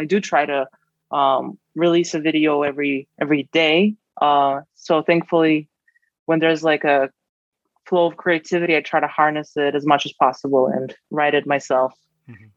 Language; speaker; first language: English; non-native, fluent; Kazakh